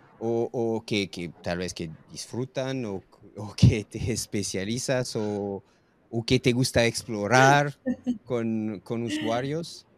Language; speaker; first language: Spanish; non-native, fluent; English